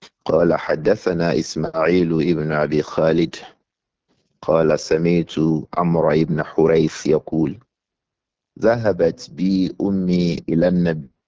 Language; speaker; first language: Arabic; non-native, fluent; Yoruba